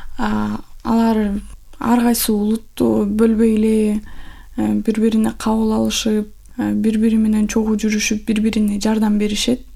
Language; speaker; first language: Kyrgyz; non-native, local second language; Russian